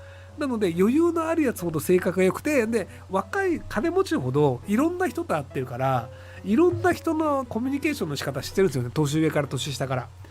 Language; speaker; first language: Japanese; native; Japanese